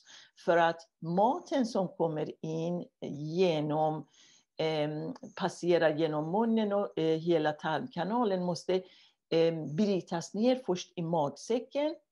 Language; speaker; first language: Swedish; non-native, fluent; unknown